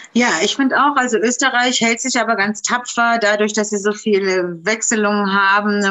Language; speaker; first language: German; non-native, fluent; Romanian